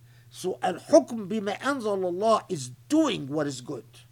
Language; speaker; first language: English; non-native, fluent; Arabic